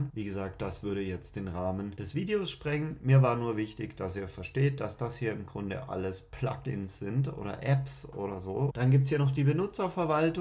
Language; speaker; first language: German; native; German